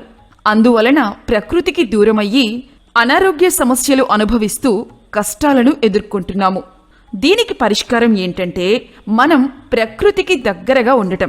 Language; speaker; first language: Telugu; native; Telugu